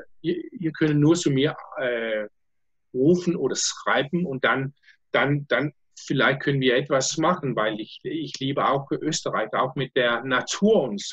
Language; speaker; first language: German; non-native, learner; Danish